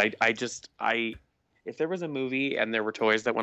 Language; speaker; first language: English; native; English